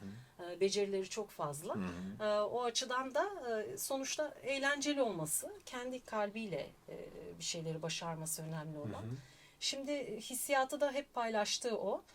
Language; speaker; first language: Turkish; native; Turkish